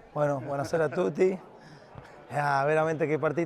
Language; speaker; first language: Italian; non-native, fluent; Spanish